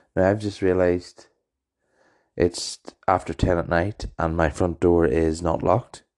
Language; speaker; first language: English; native; English